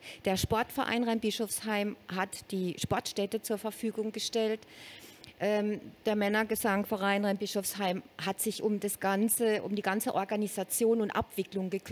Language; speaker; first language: German; native; German